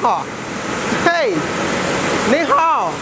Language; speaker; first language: Chinese; non-native, fluent; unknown